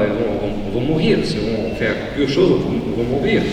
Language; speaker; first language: French; non-native, fluent; Arabic